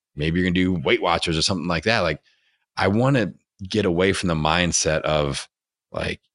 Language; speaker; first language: English; native; English